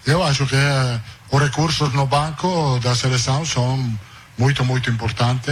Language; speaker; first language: Portuguese; non-native, fluent; Italian